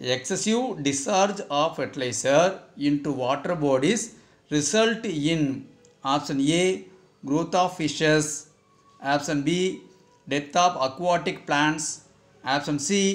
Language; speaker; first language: English; non-native, local second language; Tamil